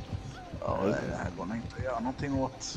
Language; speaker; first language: Swedish; native; Swedish